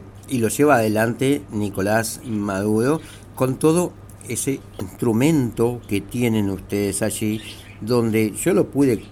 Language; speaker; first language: Spanish; native; Spanish